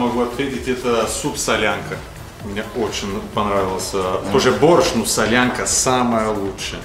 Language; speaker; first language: Russian; non-native, learner; Bulgarian